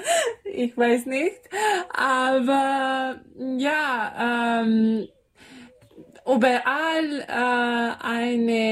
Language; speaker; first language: German; non-native, learner; Serbian